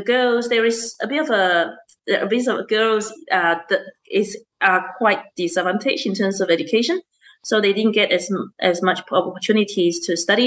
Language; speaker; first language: English; non-native, local second language; Chinese